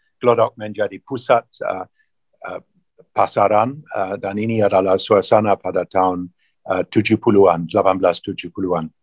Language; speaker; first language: Indonesian; non-native, fluent; English